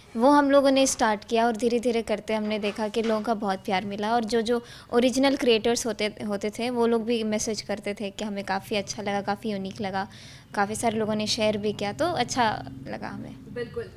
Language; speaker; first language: Hindi; native; Hindi